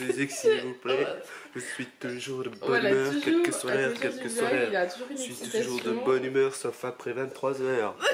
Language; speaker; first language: French; native; French